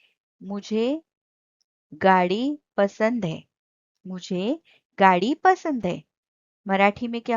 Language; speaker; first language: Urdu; non-native, local second language; Marathi